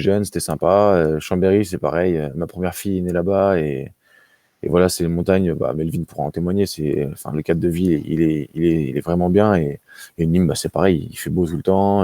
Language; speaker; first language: French; native; French